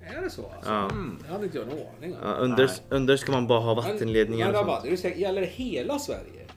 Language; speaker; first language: Swedish; non-native, fluent; Arabic